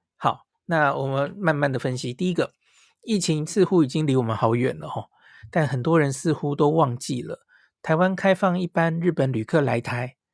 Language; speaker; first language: Chinese; native; Chinese